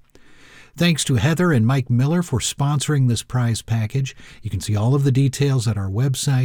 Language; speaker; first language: English; native; English